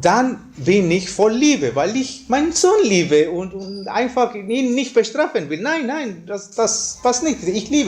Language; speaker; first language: German; non-native, fluent; Spanish